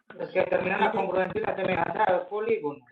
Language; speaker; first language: Spanish; native; Spanish